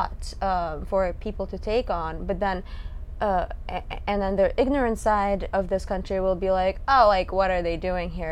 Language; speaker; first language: English; non-native, fluent; Russian